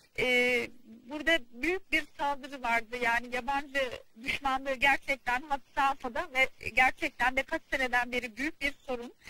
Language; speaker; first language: Turkish; early bilingual, heritage; Turkish